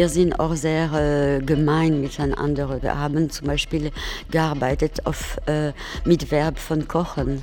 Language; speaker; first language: German; non-native, fluent; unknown